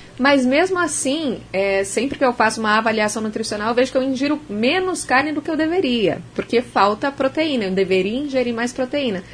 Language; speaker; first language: Portuguese; native; Portuguese